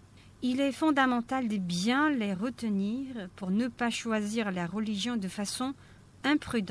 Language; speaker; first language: French; non-native, fluent; Korean